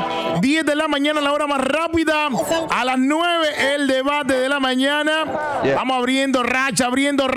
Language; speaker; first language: Spanish; native; Spanish